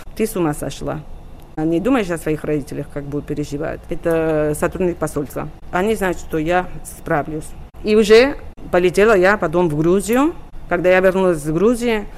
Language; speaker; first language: Russian; non-native, fluent; Catalan